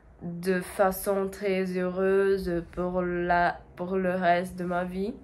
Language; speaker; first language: French; non-native, learner; Portuguese